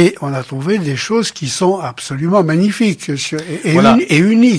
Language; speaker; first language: French; native; French